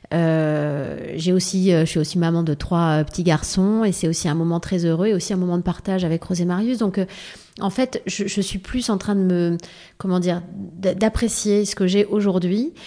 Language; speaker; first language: French; native; French